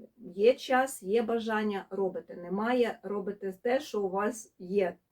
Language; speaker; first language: Ukrainian; non-native, local second language; Russian